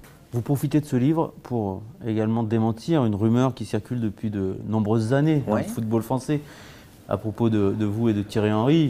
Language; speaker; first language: French; native; French